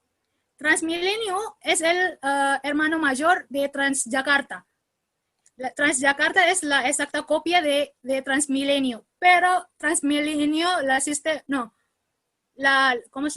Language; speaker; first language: Spanish; non-native, learner; Indonesian